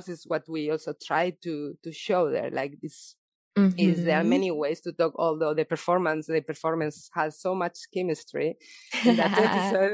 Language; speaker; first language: English; non-native, fluent; Spanish